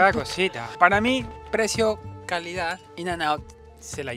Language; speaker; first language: Spanish; native; Spanish